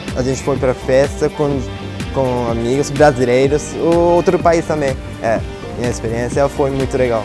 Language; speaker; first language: Portuguese; non-native, learner; Japanese